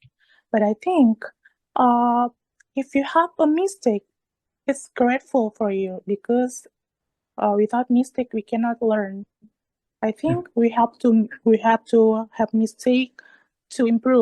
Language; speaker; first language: English; non-native, learner; Indonesian